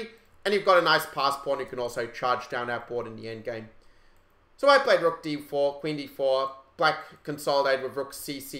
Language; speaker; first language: English; native; English